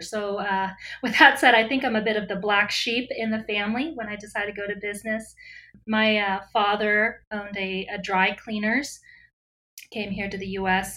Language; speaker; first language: English; native; English